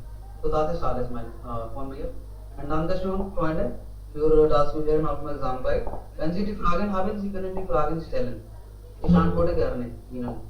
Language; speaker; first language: German; non-native, learner; Hindi